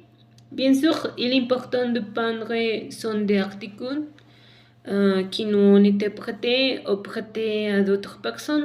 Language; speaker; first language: French; non-native, learner; Spanish